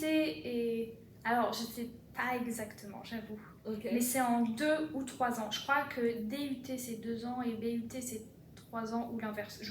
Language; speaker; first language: French; native; French